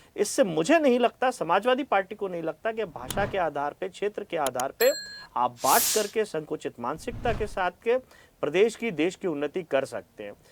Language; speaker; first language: Hindi; native; Hindi